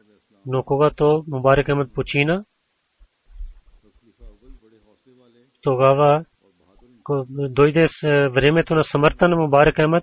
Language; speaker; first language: Bulgarian; non-native, learner; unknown